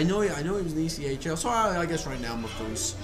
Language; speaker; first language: English; native; English